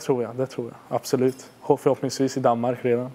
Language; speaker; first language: Swedish; non-native, fluent; Hungarian